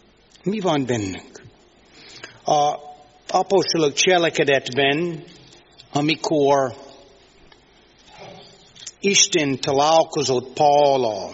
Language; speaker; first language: Hungarian; non-native, fluent; English